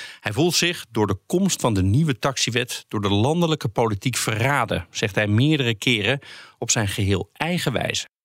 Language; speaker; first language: Dutch; native; Dutch